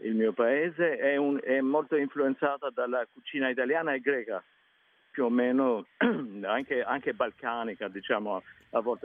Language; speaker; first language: Italian; non-native, fluent; Albanian